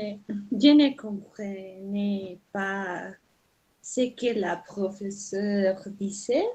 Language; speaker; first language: French; non-native, learner; Spanish